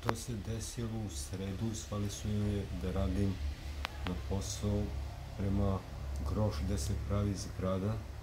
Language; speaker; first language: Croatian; non-native, local second language; Romany